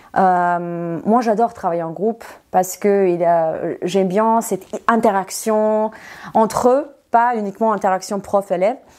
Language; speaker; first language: French; non-native, fluent; Serbian